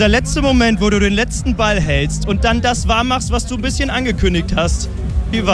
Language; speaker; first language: German; native; German